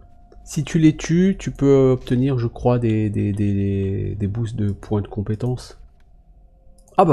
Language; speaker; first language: French; native; French